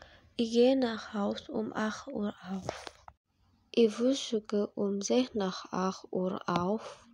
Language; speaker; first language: German; non-native, learner; Indonesian